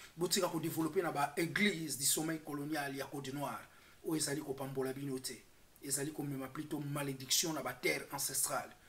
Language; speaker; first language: Lingala; non-native, local second language; Kongo